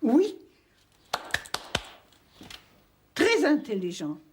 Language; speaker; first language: French; non-native, fluent; Hungarian